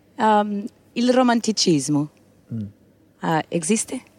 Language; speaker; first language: Italian; non-native, learner; Portuguese